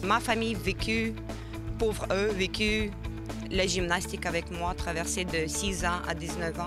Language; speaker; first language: French; non-native, fluent; Russian